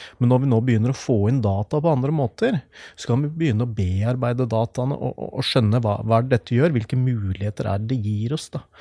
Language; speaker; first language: Norwegian; native; Norwegian